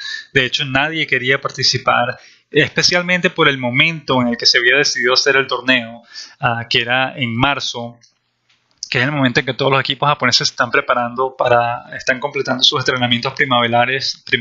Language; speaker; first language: Spanish; native; Spanish